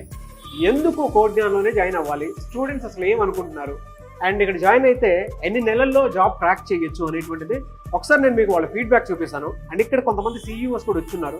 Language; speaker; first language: Telugu; native; Telugu